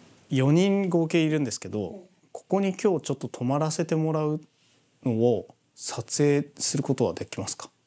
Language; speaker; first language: Japanese; native; Japanese